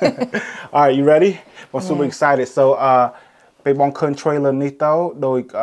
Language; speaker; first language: English; native; English